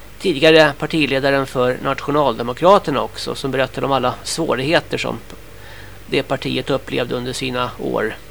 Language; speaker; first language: Swedish; native; Swedish